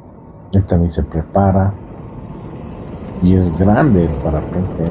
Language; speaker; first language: Spanish; native; Spanish